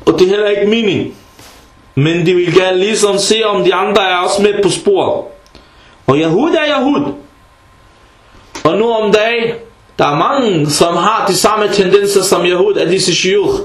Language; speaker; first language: Danish; early bilingual, other home language; Arabic